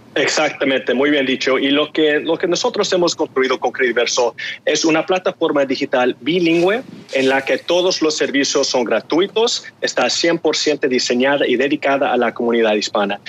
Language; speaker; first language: Spanish; early bilingual, heritage; Spanish